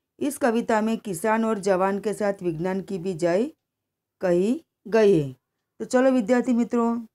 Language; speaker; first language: Hindi; non-native, local second language; Gujarati